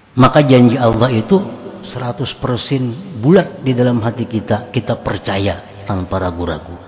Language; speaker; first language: Indonesian; non-native, local second language; Banjar